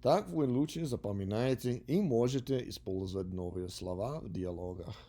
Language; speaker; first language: Russian; non-native, learner; English